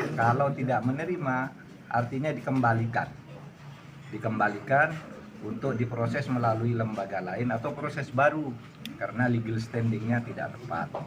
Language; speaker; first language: Indonesian; non-native, local second language; Madurese